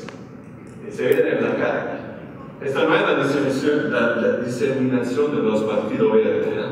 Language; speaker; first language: Spanish; non-native, fluent; Italian